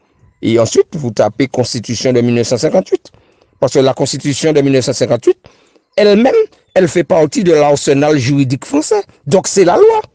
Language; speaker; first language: French; native; French